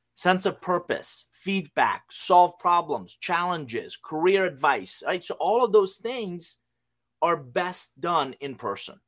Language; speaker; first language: English; non-native, fluent; Persian